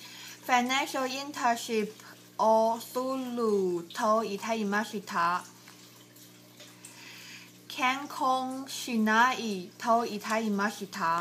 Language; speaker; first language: Japanese; non-native, learner; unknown